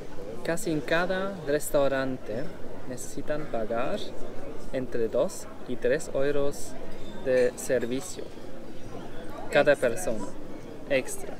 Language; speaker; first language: Spanish; non-native, learner; German